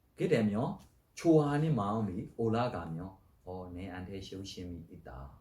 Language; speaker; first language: Korean; non-native, learner; Burmese